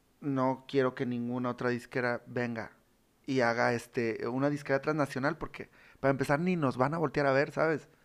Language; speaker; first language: Spanish; native; Spanish